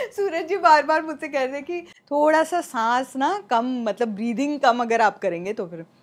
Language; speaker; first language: Hindi; non-native, local second language; Marathi